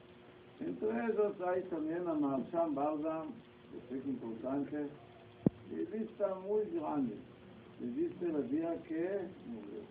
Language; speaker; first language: Spanish; non-native, learner; Hebrew